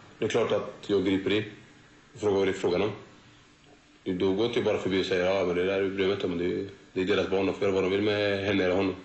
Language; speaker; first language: Swedish; early bilingual, other home language; Turoyo